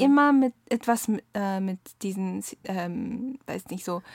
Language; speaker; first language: German; non-native, learner; Japanese